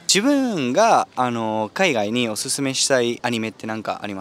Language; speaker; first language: Japanese; early bilingual, heritage; Spanish